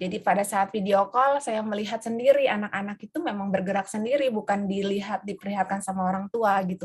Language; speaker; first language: Indonesian; native; Indonesian